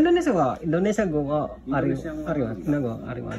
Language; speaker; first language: Japanese; non-native, learner; Indonesian